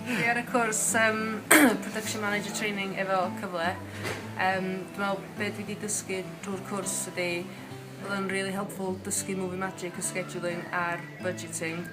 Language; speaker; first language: Welsh; native; Welsh